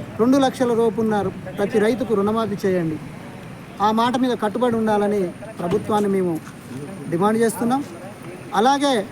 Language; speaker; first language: Telugu; native; Telugu